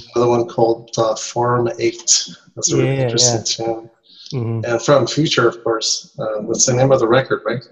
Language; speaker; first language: English; non-native, fluent; Spanish